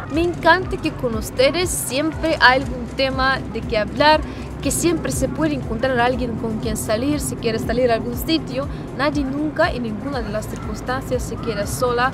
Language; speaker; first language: Spanish; non-native, fluent; Russian